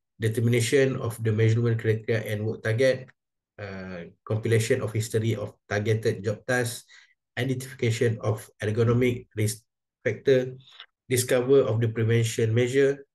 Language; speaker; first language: English; non-native, local second language; Malay